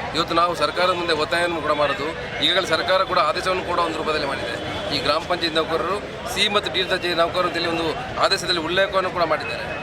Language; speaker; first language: Kannada; native; Kannada